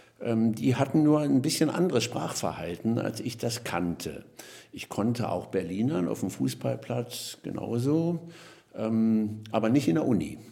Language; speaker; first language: German; native; German